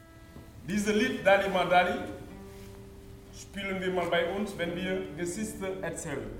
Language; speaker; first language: German; non-native, fluent; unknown